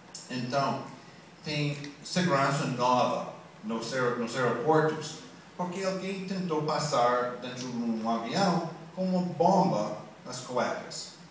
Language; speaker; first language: Portuguese; non-native, fluent; English